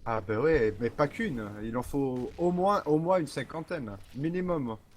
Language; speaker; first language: French; native; French